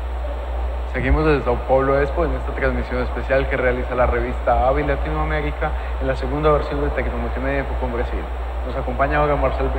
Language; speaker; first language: Spanish; native; Spanish